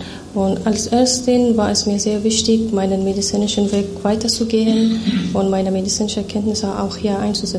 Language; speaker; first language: German; non-native, fluent; Persian